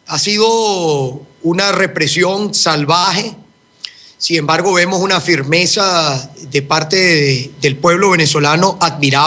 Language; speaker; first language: Spanish; native; Spanish